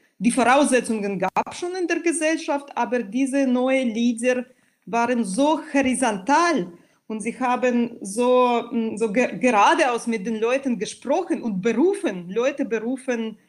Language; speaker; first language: German; non-native, fluent; Belarusian